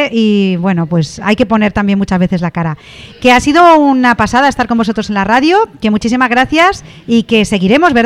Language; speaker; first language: Spanish; native; Spanish